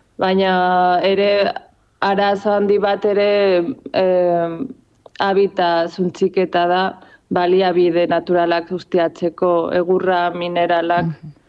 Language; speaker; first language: Basque; non-native, local second language; Spanish